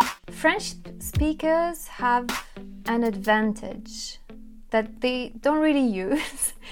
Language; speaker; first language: English; non-native, fluent; French